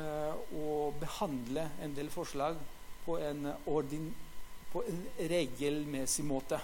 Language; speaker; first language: Norwegian; non-native, fluent; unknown